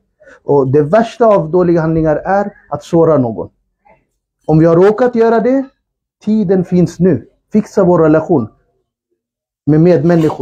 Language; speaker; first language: Swedish; non-native, fluent; Urdu